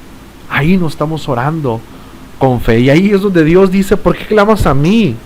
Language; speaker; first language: Spanish; native; Spanish